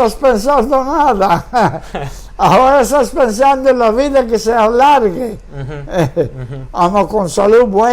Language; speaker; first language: Spanish; early bilingual, heritage; Ladino